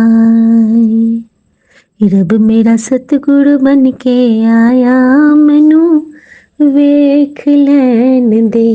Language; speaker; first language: Hindi; native; Hindi